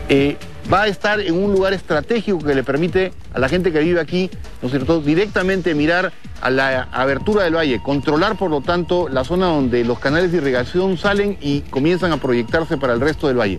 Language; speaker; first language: Spanish; native; Spanish